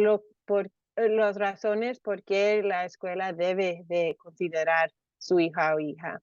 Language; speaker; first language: Spanish; early bilingual, heritage; Spanish